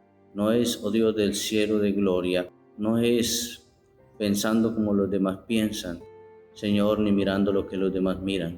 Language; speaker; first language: Spanish; native; Spanish